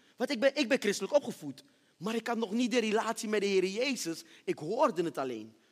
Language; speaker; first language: Dutch; early bilingual, other home language; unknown